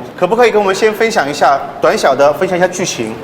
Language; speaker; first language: Chinese; native; Chinese